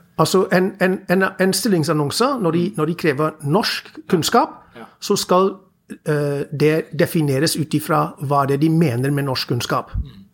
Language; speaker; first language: Norwegian; non-native, fluent; English